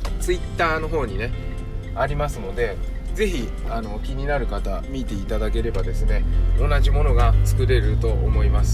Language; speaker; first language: Japanese; native; Japanese